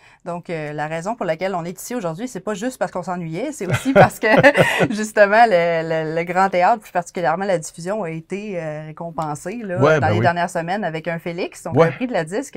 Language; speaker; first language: French; native; French